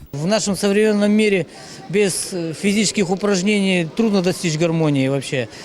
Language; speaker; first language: Russian; native; Russian